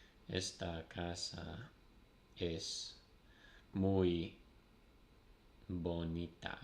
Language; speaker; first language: Spanish; non-native, learner; English